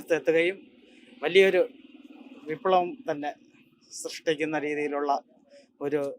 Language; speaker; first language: Malayalam; native; Malayalam